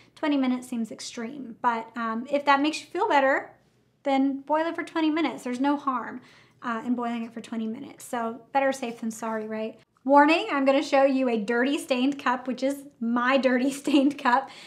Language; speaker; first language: English; native; English